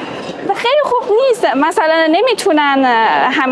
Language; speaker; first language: Persian; non-native, learner; Chinese